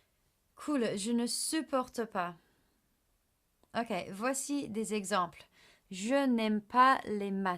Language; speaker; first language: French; non-native, fluent; English